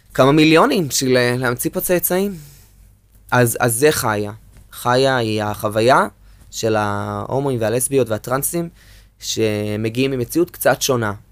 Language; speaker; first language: Hebrew; native; Hebrew